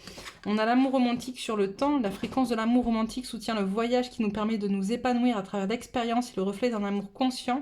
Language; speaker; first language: French; native; French